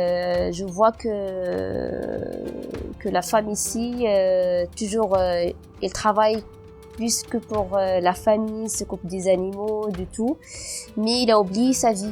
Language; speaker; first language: French; non-native, local second language; Berber languages